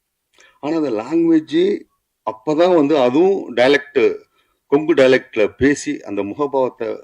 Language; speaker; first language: Tamil; native; Tamil